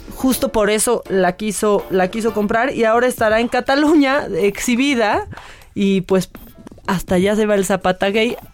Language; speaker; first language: Spanish; native; Spanish